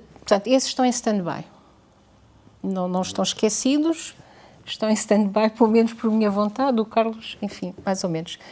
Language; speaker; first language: Portuguese; native; Portuguese